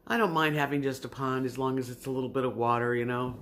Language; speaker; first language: English; native; English